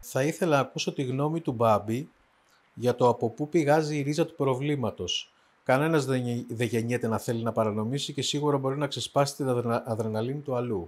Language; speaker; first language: Greek; native; Greek